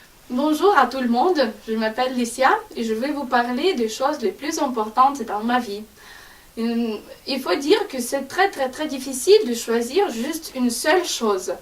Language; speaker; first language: French; non-native, fluent; Ukrainian